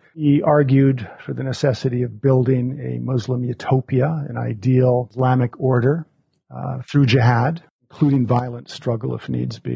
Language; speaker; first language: English; native; English